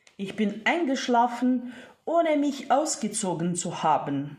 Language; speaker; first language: German; non-native, fluent; Ukrainian